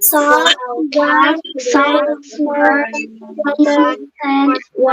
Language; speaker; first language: English; non-native, learner; Indonesian